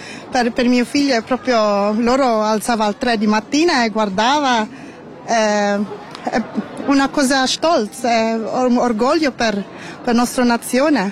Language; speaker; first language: Italian; non-native, local second language; German